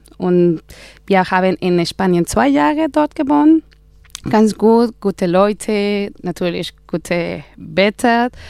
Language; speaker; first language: German; non-native, learner; Spanish